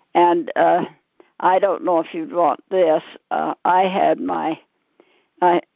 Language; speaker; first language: English; native; English